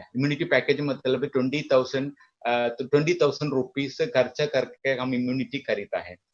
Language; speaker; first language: Hindi; non-native, local second language; Malayalam